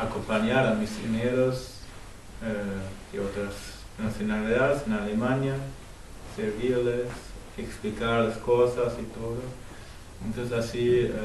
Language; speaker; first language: Spanish; non-native, fluent; German